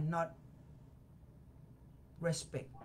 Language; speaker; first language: English; non-native, fluent; Thai